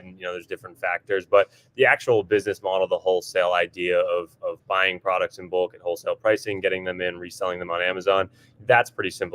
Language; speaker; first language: English; native; English